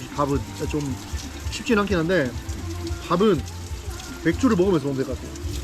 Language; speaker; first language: Korean; native; Korean